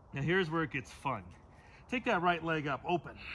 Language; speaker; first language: English; native; English